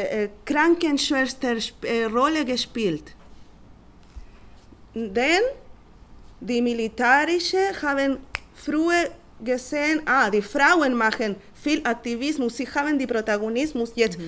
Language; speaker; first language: German; non-native, learner; Spanish